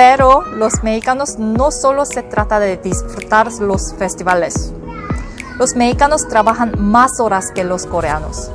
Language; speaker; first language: Spanish; non-native, fluent; Korean